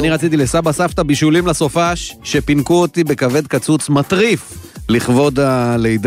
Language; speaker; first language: Hebrew; native; Hebrew